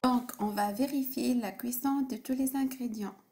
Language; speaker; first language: French; non-native, local second language; Arabic